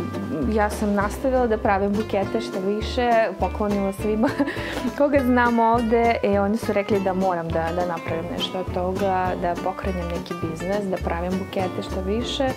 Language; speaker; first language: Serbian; non-native, fluent; Russian